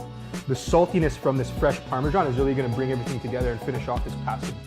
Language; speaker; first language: English; native; English